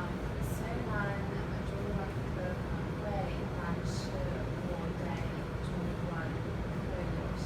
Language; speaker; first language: Chinese; non-native, learner; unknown